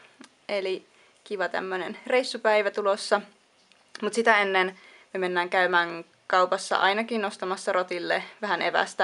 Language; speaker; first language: Finnish; native; Finnish